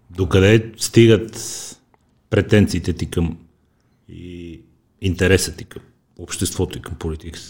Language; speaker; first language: Bulgarian; native; Bulgarian